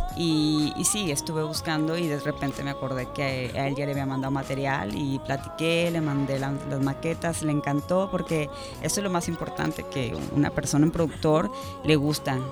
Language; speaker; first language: Spanish; native; Spanish